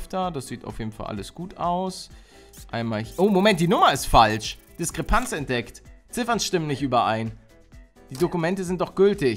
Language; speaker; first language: German; native; German